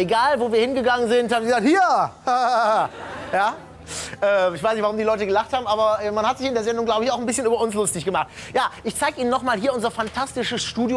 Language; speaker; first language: German; native; German